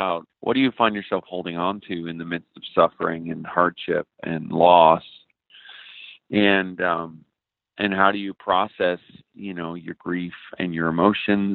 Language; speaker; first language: English; native; English